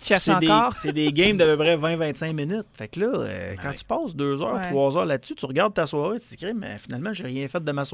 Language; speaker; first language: French; native; French